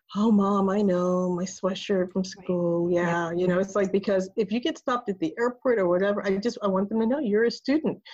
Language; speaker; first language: English; early bilingual, other home language; Spanish